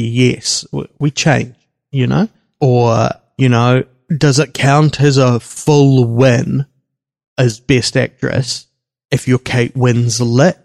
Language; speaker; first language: English; native; English